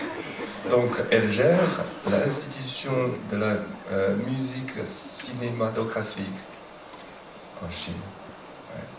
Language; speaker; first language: French; non-native, fluent; Chinese